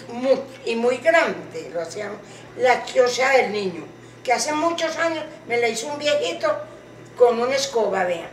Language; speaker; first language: Spanish; native; Spanish